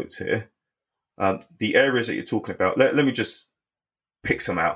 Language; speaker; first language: English; native; English